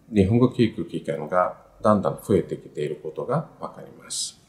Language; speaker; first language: Japanese; non-native, fluent; Bangla